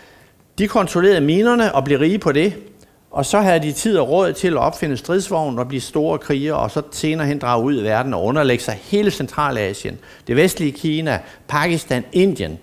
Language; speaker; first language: Danish; native; Danish